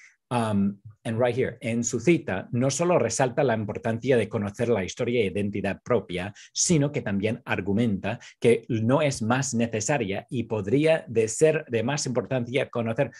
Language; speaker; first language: Spanish; non-native, fluent; English